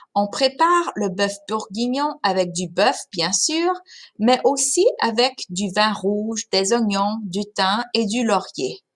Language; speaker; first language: French; non-native, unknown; English